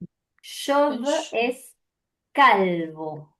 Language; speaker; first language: Spanish; native; Spanish